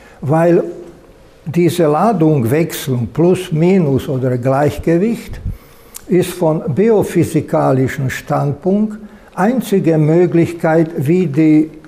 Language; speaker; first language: German; non-native, fluent; Slovak